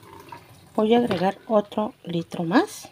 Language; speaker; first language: Spanish; native; Spanish